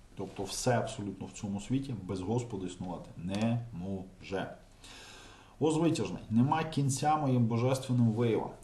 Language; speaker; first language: Ukrainian; native; Ukrainian